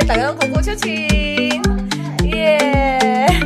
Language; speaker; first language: Chinese; native; Chinese